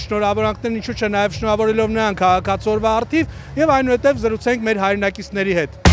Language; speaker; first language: Armenian; native; Armenian